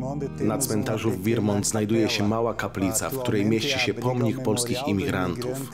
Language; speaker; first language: Polish; native; Polish